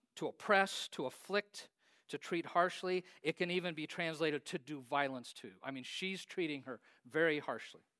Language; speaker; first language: English; native; English